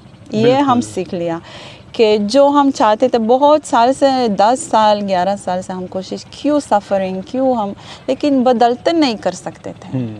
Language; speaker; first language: Hindi; non-native, learner; Hebrew